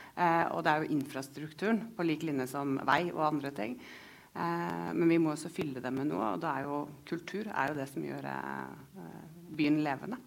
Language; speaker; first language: Norwegian; native; Norwegian